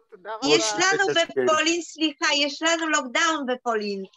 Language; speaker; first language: Hebrew; non-native, learner; Polish